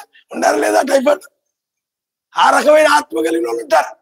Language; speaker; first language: Telugu; native; Telugu